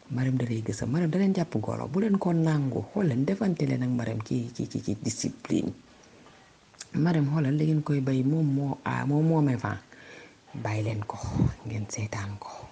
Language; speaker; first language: Wolof; non-native, local second language; Jola-Fonyi